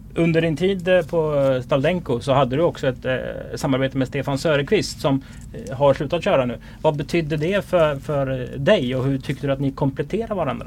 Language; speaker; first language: Swedish; native; Swedish